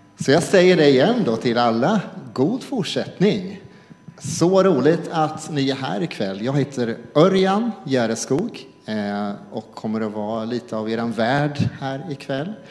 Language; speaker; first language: Swedish; native; Swedish